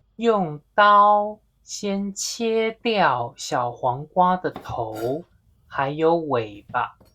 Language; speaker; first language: Chinese; native; Chinese